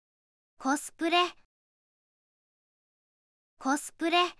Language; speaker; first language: Japanese; native; Japanese